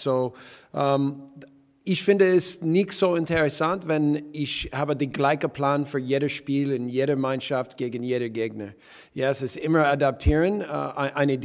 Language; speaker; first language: German; non-native, fluent; English